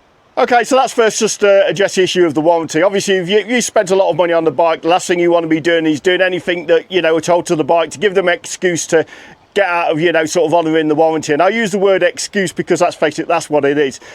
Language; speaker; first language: English; native; English